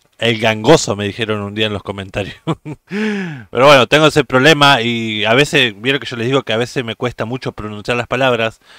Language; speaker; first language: Spanish; native; Spanish